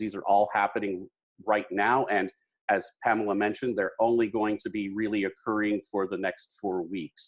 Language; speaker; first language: English; native; English